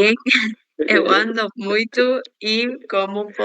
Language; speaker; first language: Portuguese; non-native, learner; Spanish